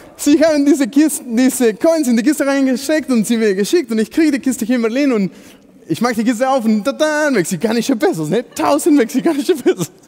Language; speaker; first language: German; non-native, fluent; Spanish